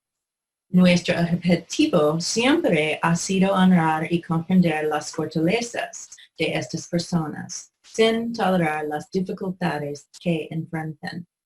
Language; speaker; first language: Spanish; non-native, fluent; English